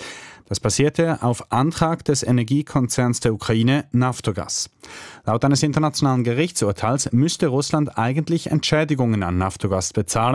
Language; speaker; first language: German; native; German